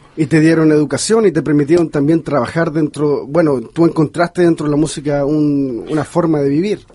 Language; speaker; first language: Spanish; native; Spanish